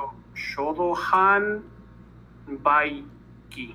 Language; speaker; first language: Japanese; non-native, learner; Spanish